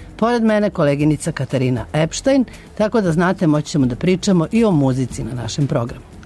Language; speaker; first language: Serbian; native; Serbian